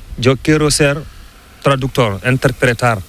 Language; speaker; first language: Spanish; non-native, learner; Fula